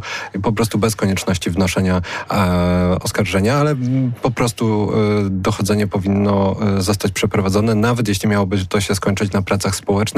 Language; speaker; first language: Polish; native; Polish